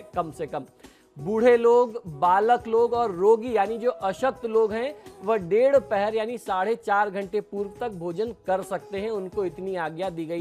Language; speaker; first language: Hindi; native; Hindi